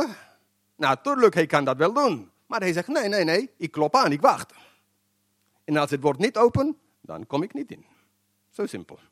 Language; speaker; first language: Dutch; non-native, fluent; English